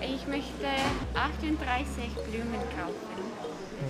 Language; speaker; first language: German; non-native, learner; English